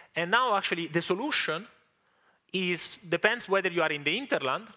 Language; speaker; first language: English; non-native, fluent; Italian